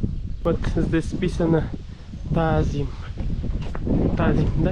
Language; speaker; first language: Russian; non-native, learner; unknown